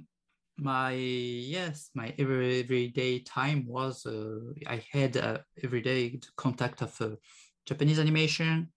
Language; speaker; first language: English; non-native, learner; French